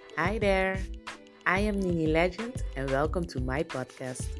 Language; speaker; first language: English; non-native, fluent; Papiamento